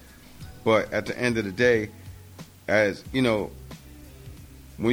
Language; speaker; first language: English; native; English